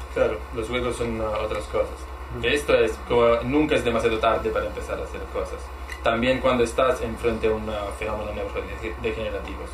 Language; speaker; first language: Spanish; non-native, fluent; Italian